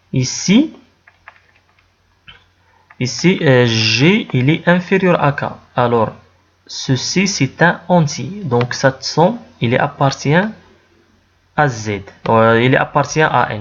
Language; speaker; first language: French; non-native, local second language; Arabic